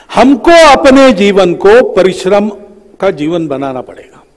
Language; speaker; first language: Hindi; native; Hindi